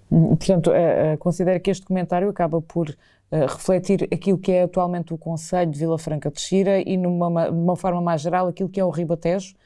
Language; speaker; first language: Portuguese; native; Portuguese